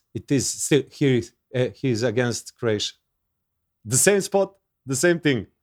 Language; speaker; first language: English; non-native, learner; Serbian